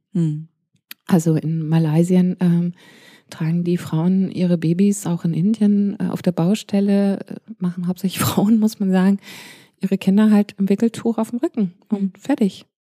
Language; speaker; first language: German; early bilingual, heritage; German